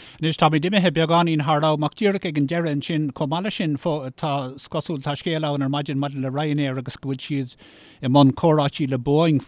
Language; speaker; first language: Irish; native; Irish